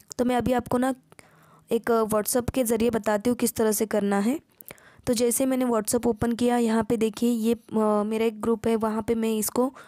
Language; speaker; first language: Hindi; non-native, local second language; Marathi